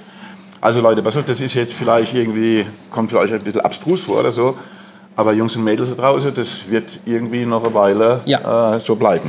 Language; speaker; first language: German; native; German